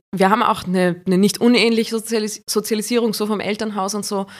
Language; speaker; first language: German; native; German